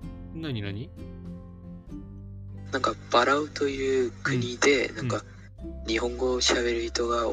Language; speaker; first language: Japanese; non-native, fluent; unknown